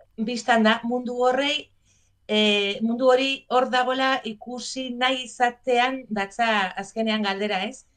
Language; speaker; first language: Basque; native; Basque